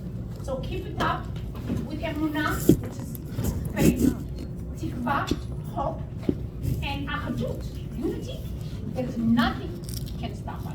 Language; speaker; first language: English; non-native, local second language; Hebrew